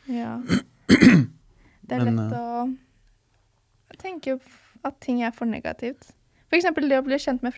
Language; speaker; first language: Norwegian; early bilingual, other home language; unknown